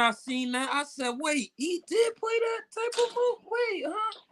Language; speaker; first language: English; native; English